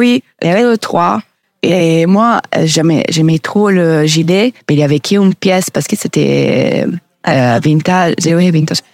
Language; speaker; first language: French; non-native, learner; Italian